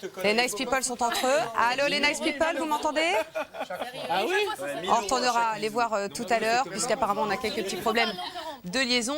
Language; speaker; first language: French; native; French